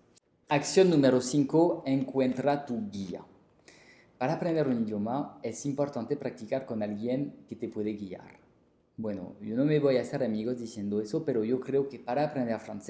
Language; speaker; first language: Spanish; non-native, fluent; French